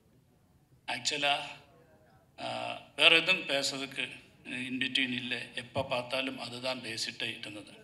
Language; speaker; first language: Tamil; non-native, learner; Malayalam